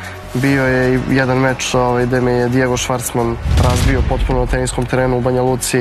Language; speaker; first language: Serbian; native; Serbian